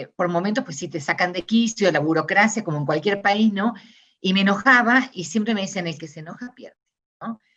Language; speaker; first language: Spanish; native; Spanish